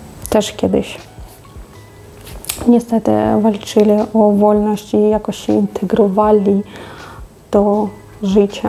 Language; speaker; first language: Polish; non-native, fluent; Russian